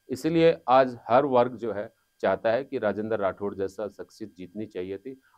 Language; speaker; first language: Hindi; native; Hindi